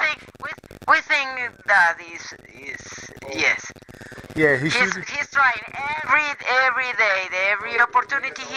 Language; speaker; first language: English; non-native, learner; Spanish